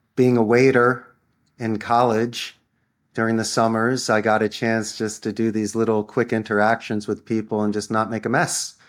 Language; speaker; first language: English; native; English